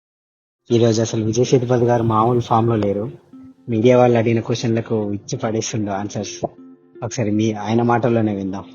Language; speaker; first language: Telugu; native; Telugu